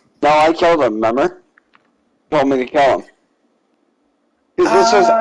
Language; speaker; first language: English; native; English